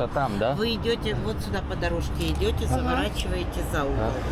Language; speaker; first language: Russian; native; Russian